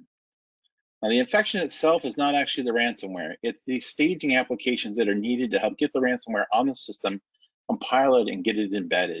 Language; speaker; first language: English; native; English